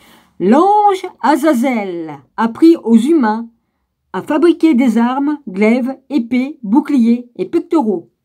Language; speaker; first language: French; native; French